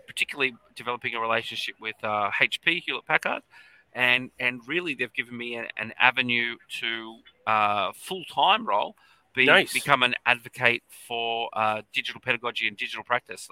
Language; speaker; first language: English; native; English